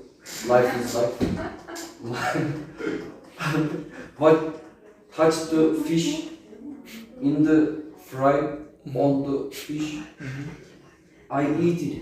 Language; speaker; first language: English; non-native, learner; Turkish